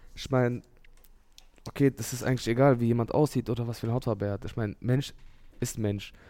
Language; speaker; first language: German; early bilingual, other home language; Urdu